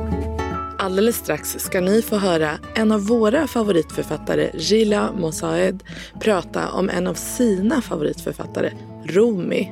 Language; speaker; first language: Swedish; native; Swedish